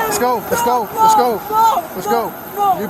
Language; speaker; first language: English; native; English